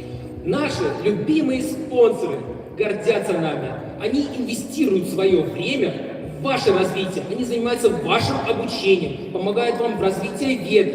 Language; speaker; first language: Russian; native; Russian